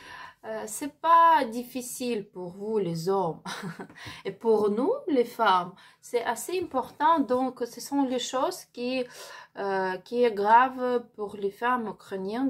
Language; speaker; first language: French; non-native, learner; Ukrainian